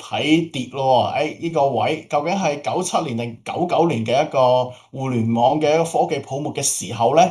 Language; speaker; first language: Cantonese; native; Cantonese